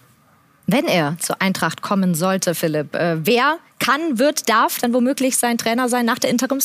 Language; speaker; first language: German; native; German